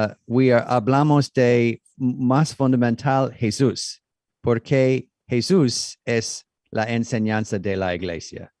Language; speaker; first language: Spanish; non-native, learner; English